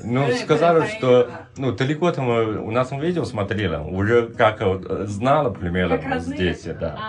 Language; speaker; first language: Russian; non-native, learner; Chinese